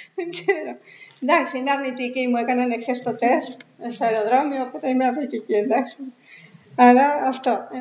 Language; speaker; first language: Greek; non-native, fluent; Spanish